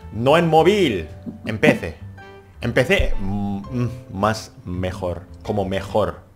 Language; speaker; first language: Spanish; non-native, learner; Indonesian